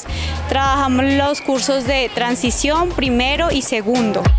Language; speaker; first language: Spanish; native; Spanish